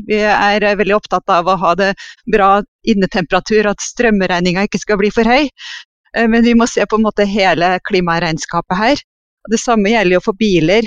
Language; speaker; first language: Norwegian; native; Norwegian